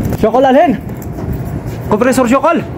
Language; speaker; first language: Arabic; non-native, learner; Filipino